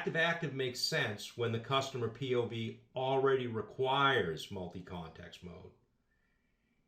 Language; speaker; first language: English; native; English